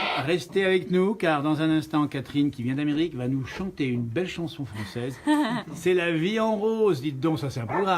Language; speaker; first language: French; native; French